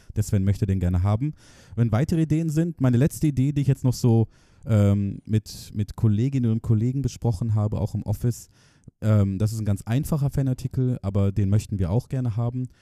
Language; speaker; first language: German; native; German